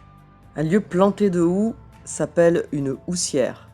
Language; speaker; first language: French; native; French